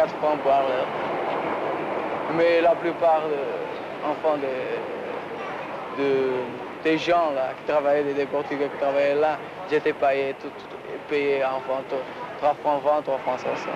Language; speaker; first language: French; non-native, fluent; Portuguese